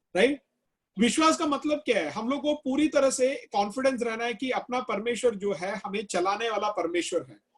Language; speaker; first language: Hindi; non-native, local second language; Malayalam